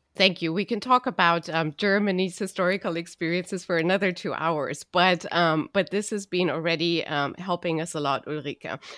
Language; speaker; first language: English; non-native, fluent; German